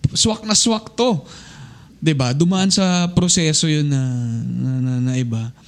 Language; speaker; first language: Filipino; native; Filipino